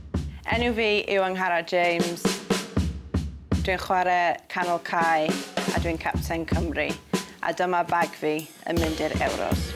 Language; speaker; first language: Welsh; non-native, local second language; English